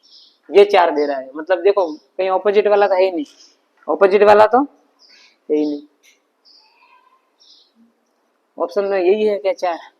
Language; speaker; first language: Hindi; native; Hindi